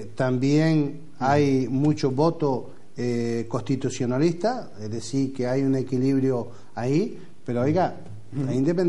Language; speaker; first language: Spanish; native; Spanish